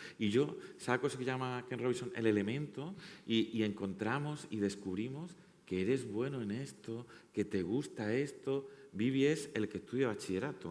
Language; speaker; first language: Spanish; native; Spanish